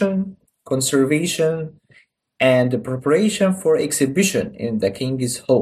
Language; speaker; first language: English; non-native, learner; Arabic